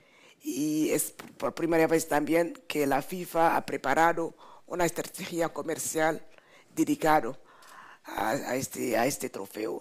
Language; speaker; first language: Spanish; non-native, fluent; French